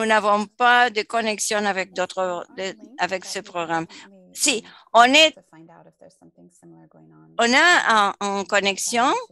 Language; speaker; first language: French; non-native, fluent; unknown